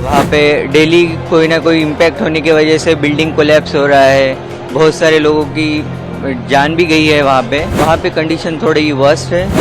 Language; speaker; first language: Hindi; native; Hindi